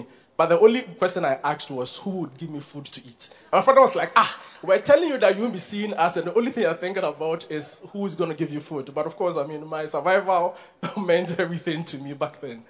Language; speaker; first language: English; non-native, local second language; Akan